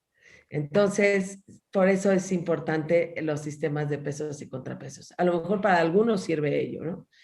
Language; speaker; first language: Spanish; native; Spanish